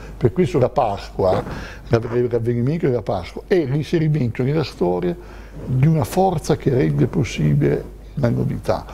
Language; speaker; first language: Italian; native; Italian